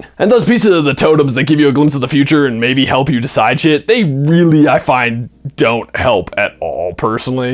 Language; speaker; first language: English; native; English